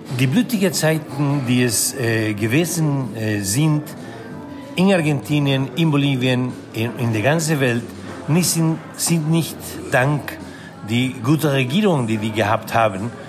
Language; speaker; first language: German; non-native, fluent; Spanish